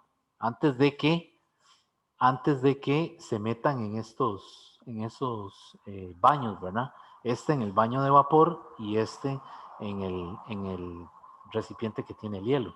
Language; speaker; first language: Spanish; native; Spanish